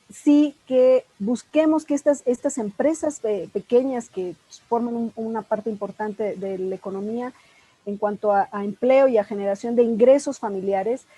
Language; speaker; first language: Spanish; native; Spanish